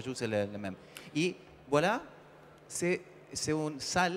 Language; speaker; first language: French; non-native, learner; Spanish